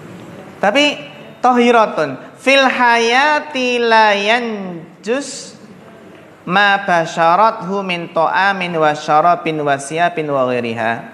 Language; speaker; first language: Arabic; non-native, fluent; Indonesian